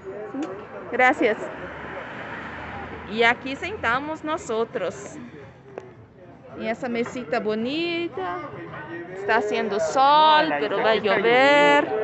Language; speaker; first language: Spanish; non-native, learner; Portuguese